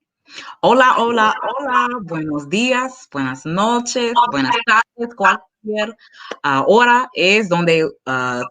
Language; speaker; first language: Spanish; non-native, fluent; English